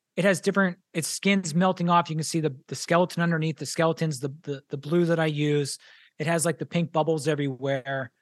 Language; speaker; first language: English; native; English